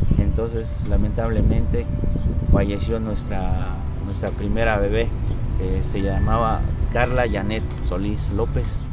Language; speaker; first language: Spanish; non-native, local second language; Tzotzil